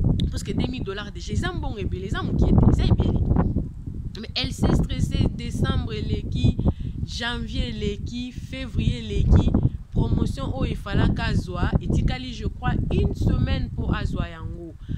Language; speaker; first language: French; non-native, local second language; Lingala